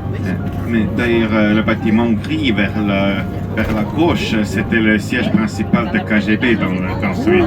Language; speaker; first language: French; non-native, fluent; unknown